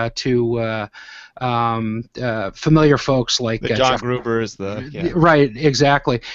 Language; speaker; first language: English; native; English